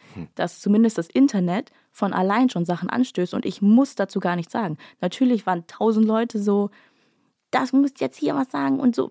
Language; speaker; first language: German; native; German